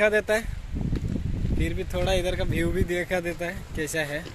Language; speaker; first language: Hindi; non-native, local second language; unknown